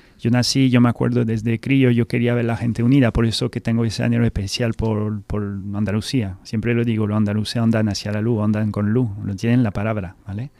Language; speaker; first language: Spanish; non-native, fluent; French